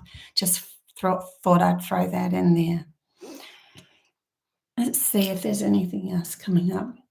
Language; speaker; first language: English; native; English